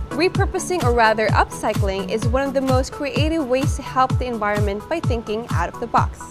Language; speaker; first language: English; non-native, local second language; Filipino